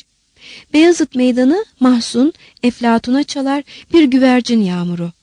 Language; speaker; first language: Turkish; native; Turkish